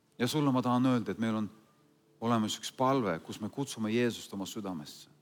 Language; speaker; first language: Estonian; non-native, fluent; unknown